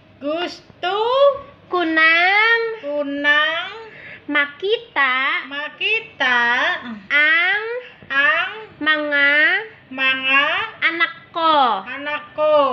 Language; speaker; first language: Filipino; non-native, learner; Indonesian